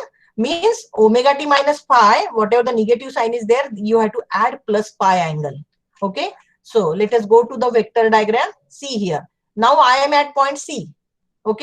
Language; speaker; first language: English; non-native, local second language; Marathi